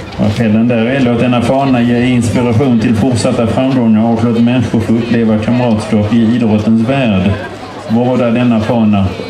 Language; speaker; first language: Swedish; native; Swedish